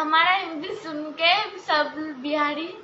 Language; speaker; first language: Hindi; non-native, local second language; Bangla